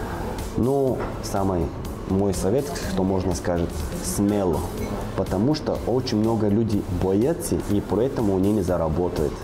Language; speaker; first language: Russian; non-native, learner; Bulgarian